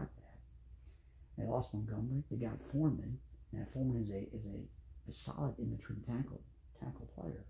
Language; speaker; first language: English; native; English